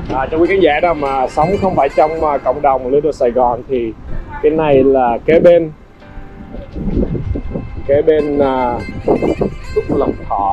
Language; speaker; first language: Vietnamese; early bilingual, heritage; Vietnamese